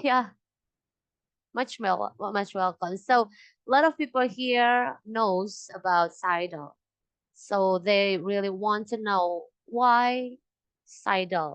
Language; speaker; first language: English; non-native, local second language; Indonesian